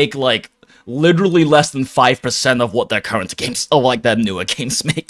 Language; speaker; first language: English; native; English